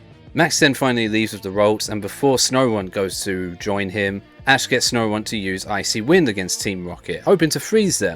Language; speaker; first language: English; native; English